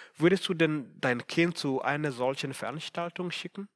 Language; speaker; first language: German; non-native, fluent; Swahili